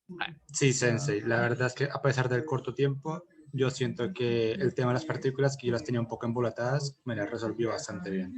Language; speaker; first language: Spanish; native; Spanish